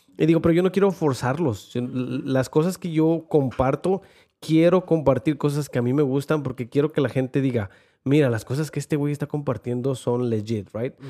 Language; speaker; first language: Spanish; early bilingual, heritage; Spanish